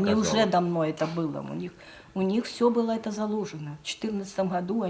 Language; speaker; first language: Russian; native; Russian